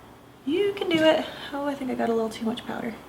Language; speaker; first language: English; native; English